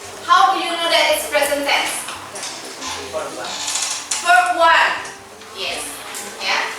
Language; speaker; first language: English; non-native, fluent; Indonesian